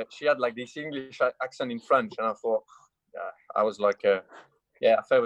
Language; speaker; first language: English; non-native, fluent; French